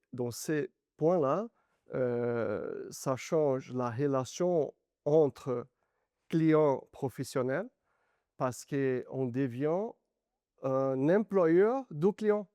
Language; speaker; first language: French; non-native, learner; Portuguese